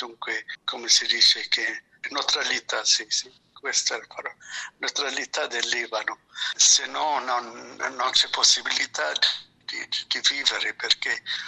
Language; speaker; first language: Italian; non-native, fluent; Arabic